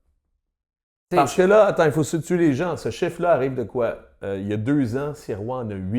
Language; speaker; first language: French; native; French